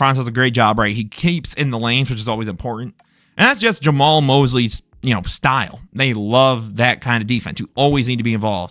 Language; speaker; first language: English; native; English